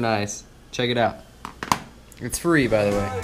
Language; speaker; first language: English; native; English